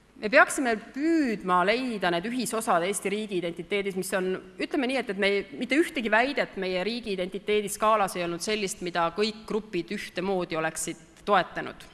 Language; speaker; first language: Estonian; native; Estonian